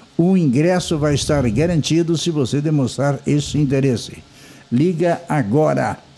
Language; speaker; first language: Portuguese; native; Portuguese